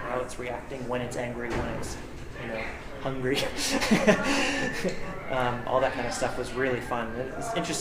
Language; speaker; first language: English; native; English